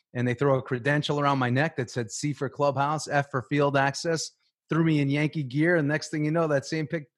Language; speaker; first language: English; native; English